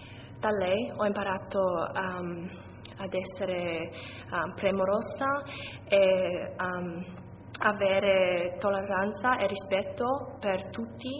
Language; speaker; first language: Italian; non-native, learner; English